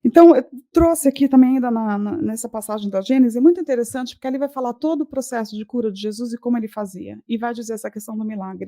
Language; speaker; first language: Portuguese; native; Portuguese